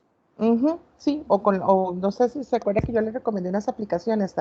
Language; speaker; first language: Spanish; native; Spanish